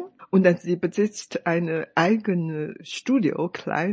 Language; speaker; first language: German; non-native, fluent; Chinese